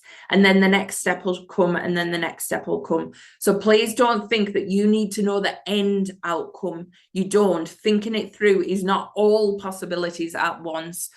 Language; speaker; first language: English; native; English